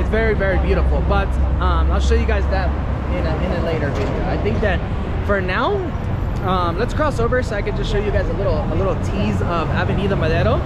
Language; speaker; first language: English; early bilingual, other home language; Spanish